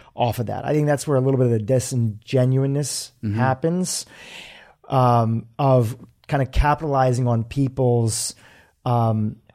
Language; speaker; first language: English; native; English